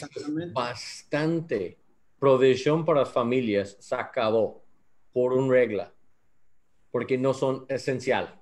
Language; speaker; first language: Spanish; non-native, learner; English